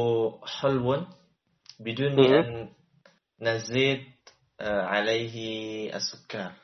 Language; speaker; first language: Arabic; non-native, learner; Indonesian